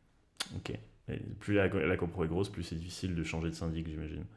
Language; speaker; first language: French; native; French